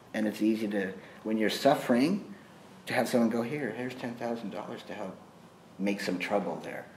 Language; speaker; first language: English; native; English